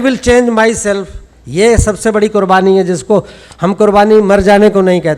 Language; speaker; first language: Hindi; native; Hindi